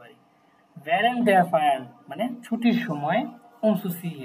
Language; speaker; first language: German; non-native, fluent; Bangla